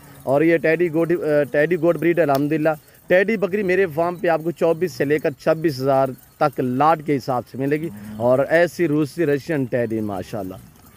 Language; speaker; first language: Hindi; non-native, local second language; Saraiki